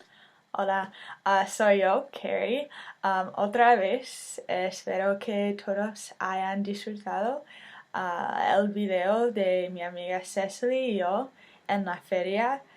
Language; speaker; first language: Spanish; non-native, fluent; English